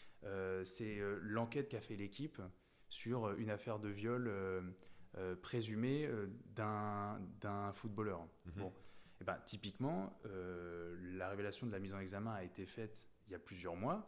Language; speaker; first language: French; native; French